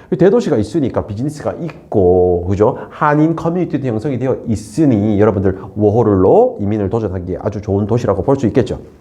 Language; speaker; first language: Korean; native; Korean